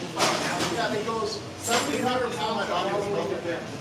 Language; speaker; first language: English; native; English